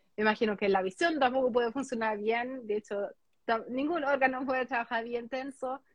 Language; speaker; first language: Spanish; non-native, fluent; German